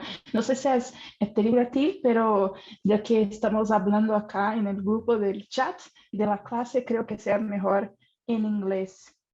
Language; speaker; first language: Spanish; non-native, fluent; Portuguese